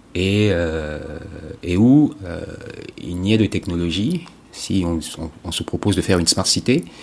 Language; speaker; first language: French; non-native, local second language; Ewe